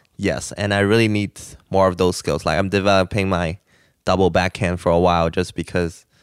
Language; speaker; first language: English; non-native, local second language; Cantonese